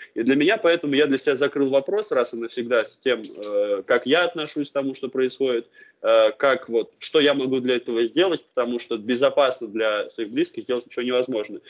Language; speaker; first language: Russian; native; Russian